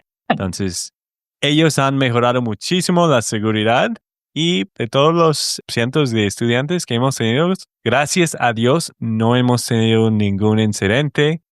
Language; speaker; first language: Spanish; non-native, fluent; English